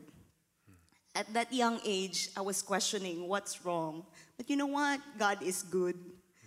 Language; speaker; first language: English; non-native, local second language; Filipino